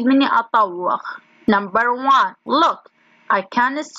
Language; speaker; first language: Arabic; native; Arabic